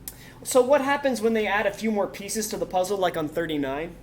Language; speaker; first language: English; native; English